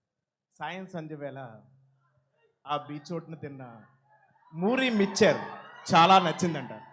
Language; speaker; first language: Telugu; native; Telugu